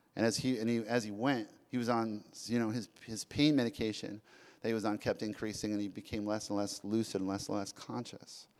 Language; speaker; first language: English; early bilingual, other home language; Spanish